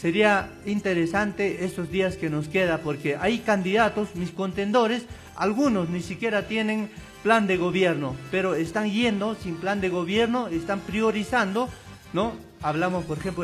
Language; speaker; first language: Spanish; native; Spanish